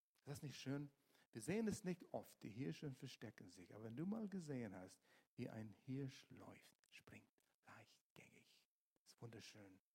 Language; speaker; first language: German; non-native, fluent; English